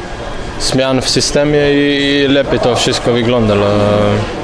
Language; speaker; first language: Polish; non-native, learner; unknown